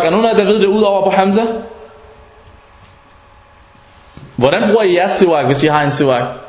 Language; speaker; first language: Danish; non-native, fluent; Arabic